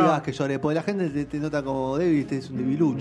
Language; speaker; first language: Spanish; native; Spanish